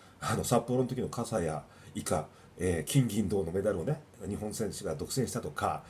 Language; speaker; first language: Japanese; native; Japanese